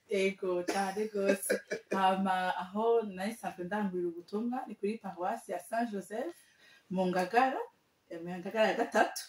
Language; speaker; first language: Rundi; native; Rundi